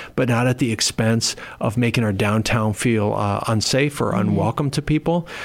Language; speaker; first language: English; native; English